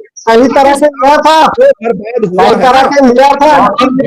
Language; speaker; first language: Hindi; non-native, learner; Bangla